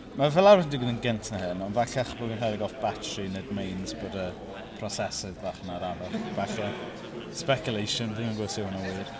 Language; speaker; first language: Welsh; native; Welsh